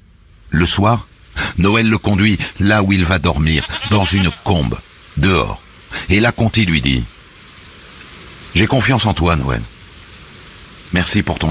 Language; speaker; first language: French; native; French